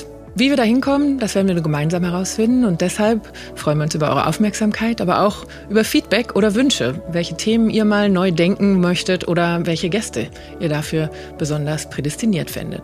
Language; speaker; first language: German; native; German